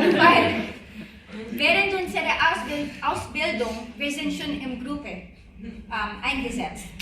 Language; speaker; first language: German; non-native, learner; Filipino